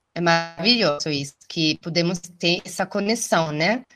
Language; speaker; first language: Portuguese; non-native, fluent; Italian